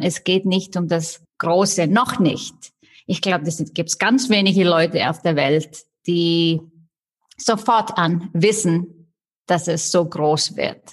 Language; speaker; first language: German; non-native, fluent; Icelandic